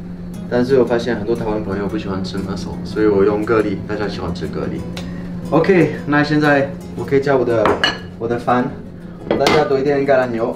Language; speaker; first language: Chinese; non-native, fluent; French